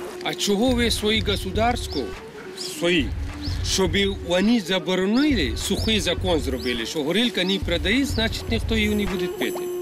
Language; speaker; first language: Ukrainian; non-native, learner; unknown